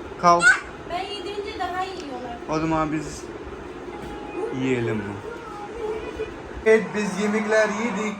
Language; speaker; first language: Turkish; non-native, learner; Urdu